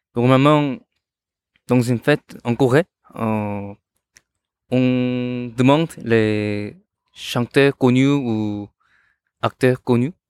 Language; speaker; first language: French; non-native, learner; Korean